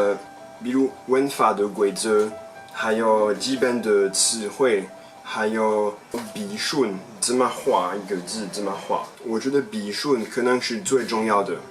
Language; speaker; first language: Chinese; non-native, fluent; French